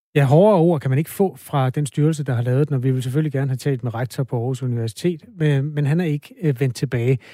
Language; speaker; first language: Danish; native; Danish